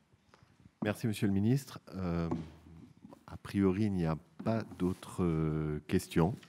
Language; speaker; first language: French; native; French